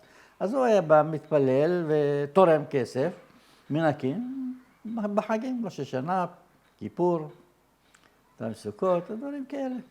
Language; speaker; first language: Hebrew; early bilingual, other home language; Arabic